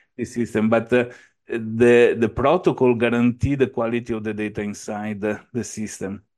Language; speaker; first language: English; non-native, fluent; Italian